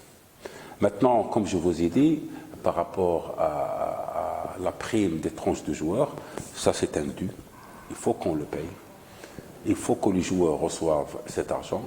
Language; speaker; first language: French; non-native, local second language; Arabic